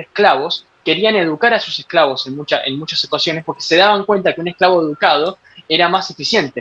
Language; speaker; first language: Spanish; native; Spanish